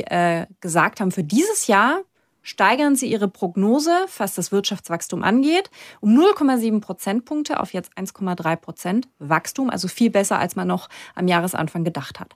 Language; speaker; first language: German; native; German